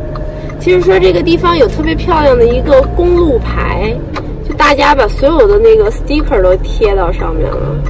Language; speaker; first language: Chinese; native; Chinese